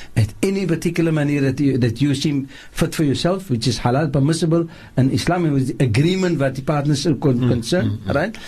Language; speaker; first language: English; non-native, local second language; Afrikaans